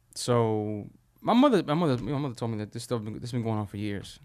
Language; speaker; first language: English; early bilingual, other home language; Spanish